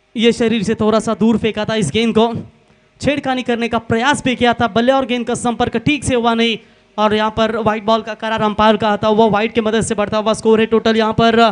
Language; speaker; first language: Hindi; non-native, local second language; Marathi